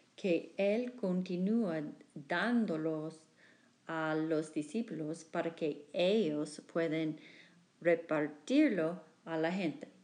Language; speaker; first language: Spanish; non-native, learner; English